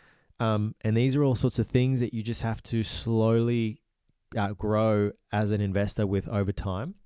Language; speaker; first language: English; native; English